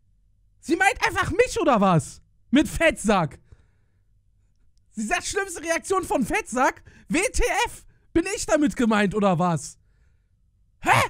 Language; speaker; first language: German; native; German